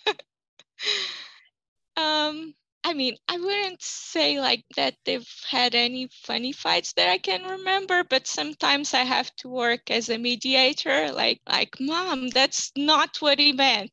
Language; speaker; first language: English; non-native, fluent; Portuguese